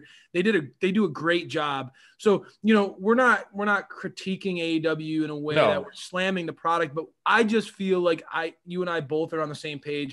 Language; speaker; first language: English; native; English